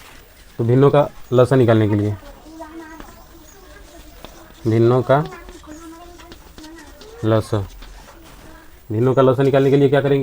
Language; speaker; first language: Hindi; native; Hindi